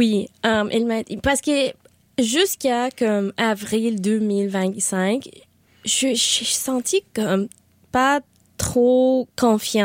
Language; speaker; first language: French; non-native, learner; Spanish